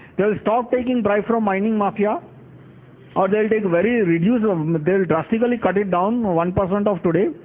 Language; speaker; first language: English; non-native, local second language; Gujarati